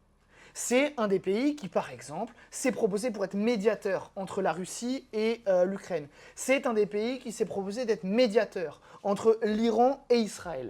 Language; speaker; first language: French; native; French